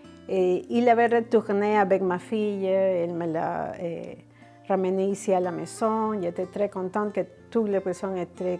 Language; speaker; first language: French; non-native, fluent; Spanish